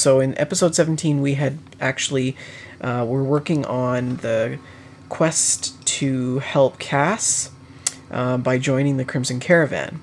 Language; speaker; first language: English; native; English